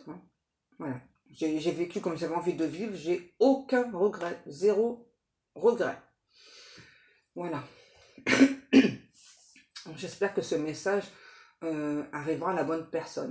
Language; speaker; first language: French; native; French